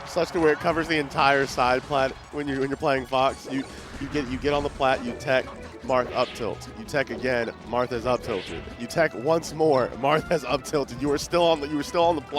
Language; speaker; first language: English; native; English